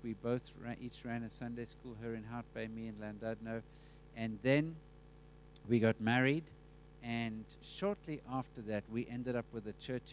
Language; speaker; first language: English; native; English